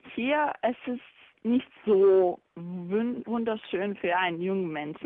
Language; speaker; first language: German; non-native, learner; Bosnian